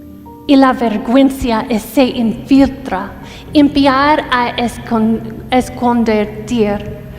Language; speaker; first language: Spanish; non-native, fluent; English